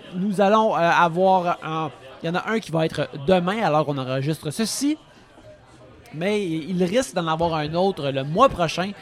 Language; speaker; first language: French; native; French